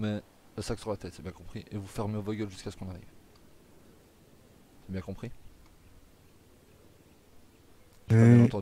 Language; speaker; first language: French; native; French